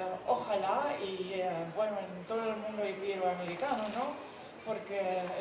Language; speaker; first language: Spanish; non-native, fluent; Dutch